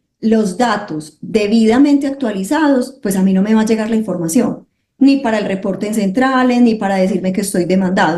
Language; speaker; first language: Spanish; native; Spanish